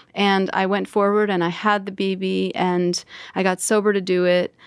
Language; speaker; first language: English; native; English